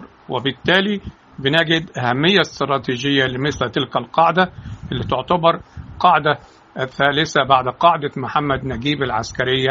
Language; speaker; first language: Arabic; native; Arabic